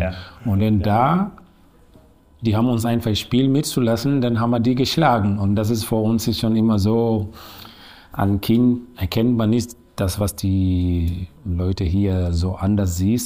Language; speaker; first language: German; non-native, learner; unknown